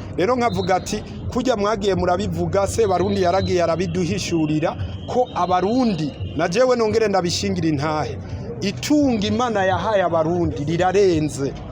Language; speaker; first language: Rundi; early bilingual, heritage; Rundi